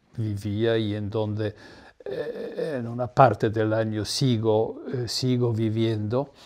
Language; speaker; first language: Spanish; non-native, fluent; Polish